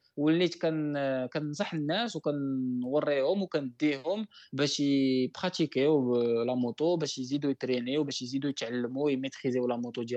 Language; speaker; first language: French; non-native, local second language; Arabic